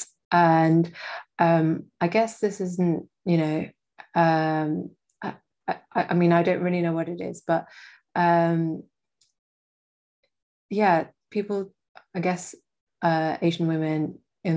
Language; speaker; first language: English; native; English